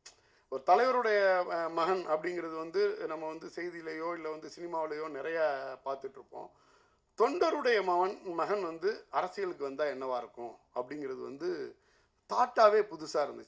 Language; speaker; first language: Tamil; native; Tamil